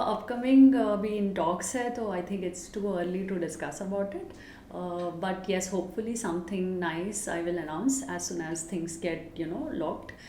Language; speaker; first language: Hindi; native; Hindi